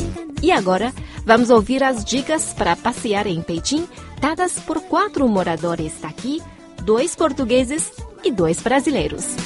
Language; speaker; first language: Portuguese; non-native, fluent; Chinese